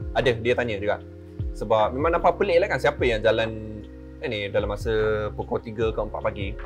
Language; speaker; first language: Malay; non-native, local second language; Tamil